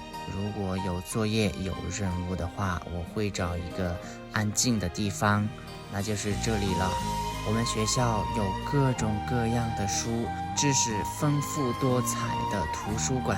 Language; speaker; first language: Chinese; non-native, fluent; Lao